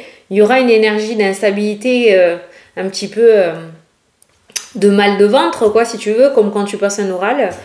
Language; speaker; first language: French; native; French